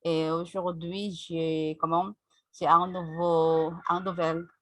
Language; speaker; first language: French; non-native, fluent; Indonesian